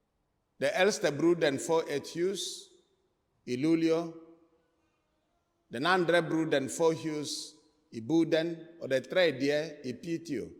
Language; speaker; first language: Swedish; non-native, fluent; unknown